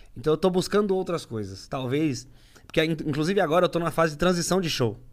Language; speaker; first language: Portuguese; native; Portuguese